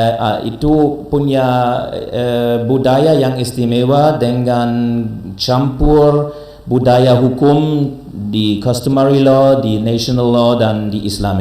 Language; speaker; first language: Indonesian; non-native, learner; German